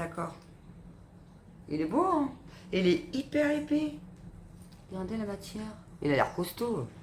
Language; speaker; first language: French; native; French